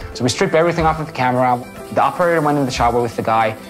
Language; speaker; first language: English; non-native, fluent; Finnish